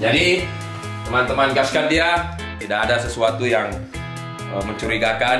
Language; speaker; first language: Indonesian; native; Indonesian